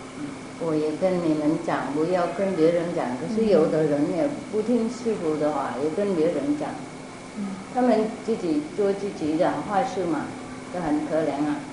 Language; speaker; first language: Chinese; non-native, fluent; Vietnamese